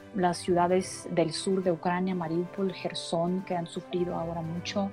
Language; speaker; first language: Spanish; non-native, fluent; Russian